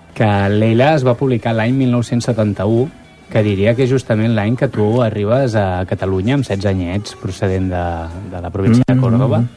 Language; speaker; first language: Catalan; native; Catalan